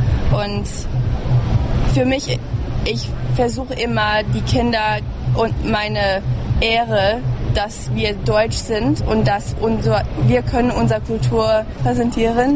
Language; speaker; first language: German; early bilingual, heritage; German